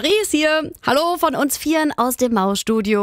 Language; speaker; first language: German; native; German